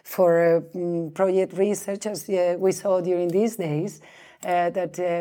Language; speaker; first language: English; non-native, fluent; Spanish